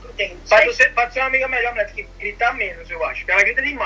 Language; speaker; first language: Portuguese; native; Portuguese